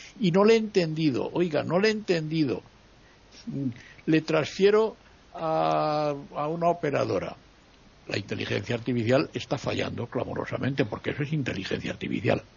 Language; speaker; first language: Spanish; native; Spanish